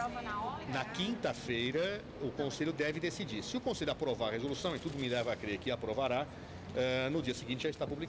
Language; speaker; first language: Portuguese; native; Portuguese